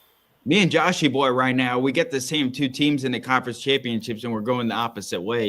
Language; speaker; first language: English; native; English